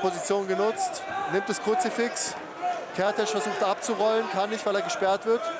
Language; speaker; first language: German; native; German